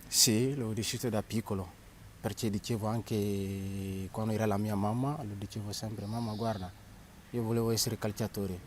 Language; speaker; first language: Italian; non-native, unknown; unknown